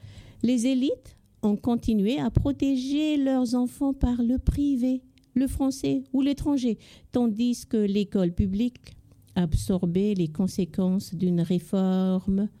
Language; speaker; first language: French; non-native, local second language; Malagasy